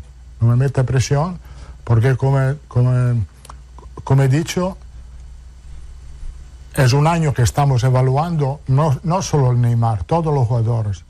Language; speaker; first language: Spanish; non-native, fluent; Italian